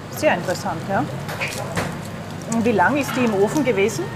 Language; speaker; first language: German; native; German